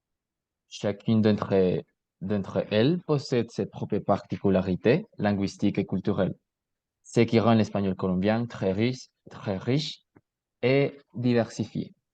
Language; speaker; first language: French; non-native, learner; Spanish